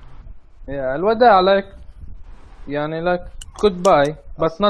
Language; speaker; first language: English; non-native, fluent; Arabic